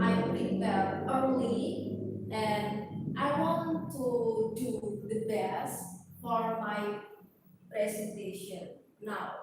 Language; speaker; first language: English; non-native, learner; Indonesian